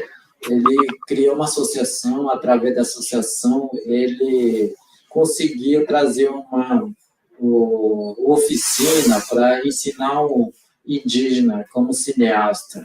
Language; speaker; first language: Portuguese; non-native, local second language; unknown